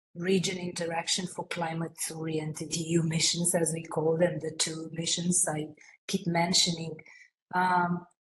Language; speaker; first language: English; non-native, fluent; Romanian